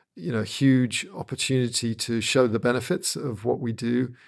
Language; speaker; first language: English; native; English